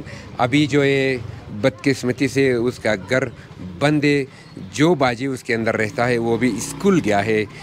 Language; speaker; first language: Hindi; non-native, local second language; Persian